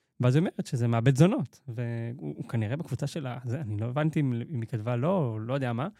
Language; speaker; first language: Hebrew; native; Hebrew